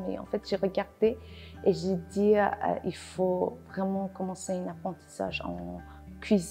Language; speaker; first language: French; non-native, learner; Persian